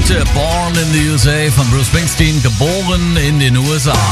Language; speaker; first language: German; native; German